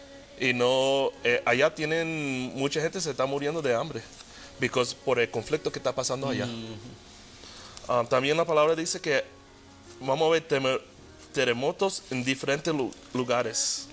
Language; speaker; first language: Spanish; early bilingual, heritage; Spanish